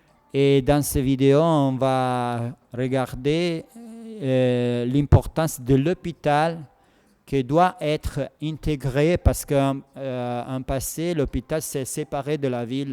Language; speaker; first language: French; non-native, fluent; Italian